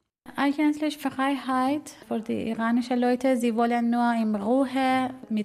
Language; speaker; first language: German; non-native, learner; Persian